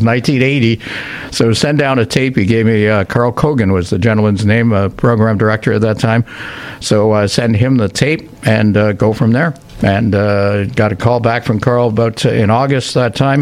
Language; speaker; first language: English; native; English